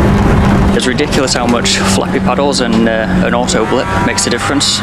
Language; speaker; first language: English; native; English